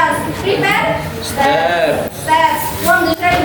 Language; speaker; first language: English; non-native, learner; Indonesian